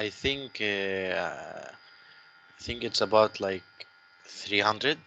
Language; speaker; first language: English; non-native, learner; Arabic